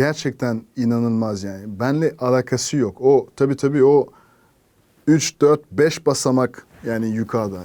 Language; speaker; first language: Turkish; non-native, fluent; French